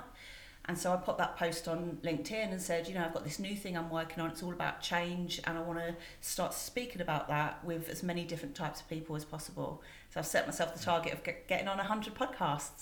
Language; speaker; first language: English; native; English